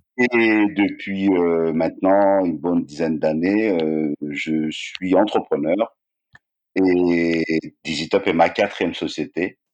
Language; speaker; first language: French; non-native, local second language; Malagasy